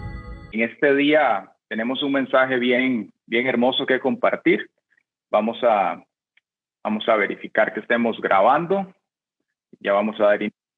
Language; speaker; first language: Spanish; native; Spanish